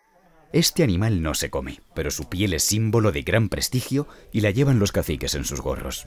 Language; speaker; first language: Spanish; native; Spanish